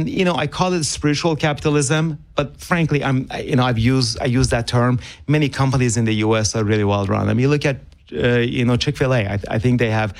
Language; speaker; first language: English; non-native, fluent; Persian